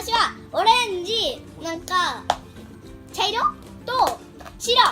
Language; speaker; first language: Japanese; early bilingual, heritage; Japanese